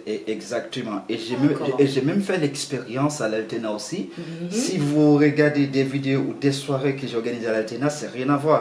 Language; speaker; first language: French; non-native, local second language; Haitian Creole